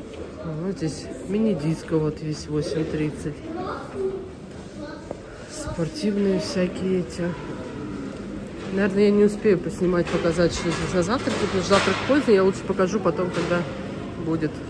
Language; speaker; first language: Russian; native; Russian